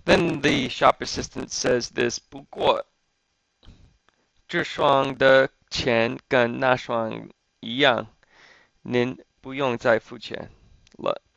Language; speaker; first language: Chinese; non-native, fluent; English